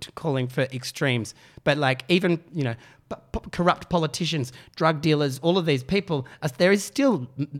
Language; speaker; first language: English; native; English